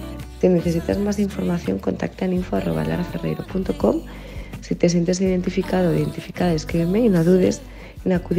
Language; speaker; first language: Spanish; native; Spanish